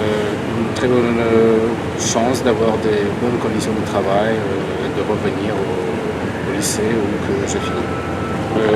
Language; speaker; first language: French; non-native, fluent; Vietnamese